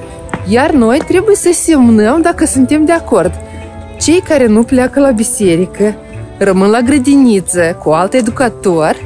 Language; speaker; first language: Romanian; native; Romanian